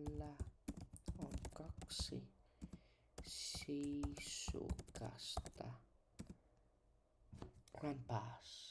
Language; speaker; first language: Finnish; non-native, learner; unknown